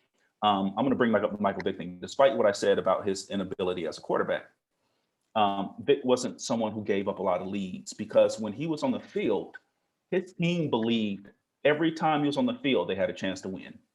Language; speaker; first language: English; native; English